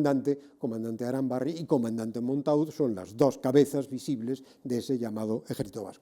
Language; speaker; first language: Spanish; native; Spanish